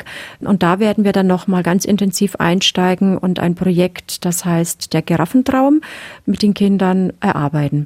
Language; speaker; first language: German; native; German